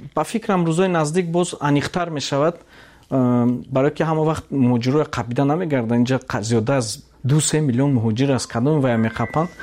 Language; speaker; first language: Tajik; native; Tajik